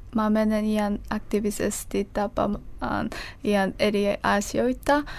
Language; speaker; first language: Finnish; non-native, fluent; Korean